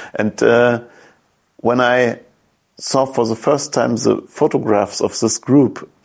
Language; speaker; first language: English; non-native, fluent; German